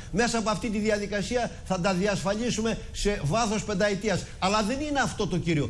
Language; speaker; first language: Greek; native; Greek